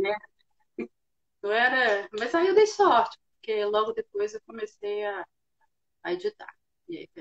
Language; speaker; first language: Portuguese; native; Portuguese